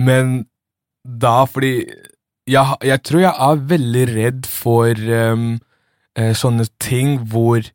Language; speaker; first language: Norwegian; early bilingual, other home language; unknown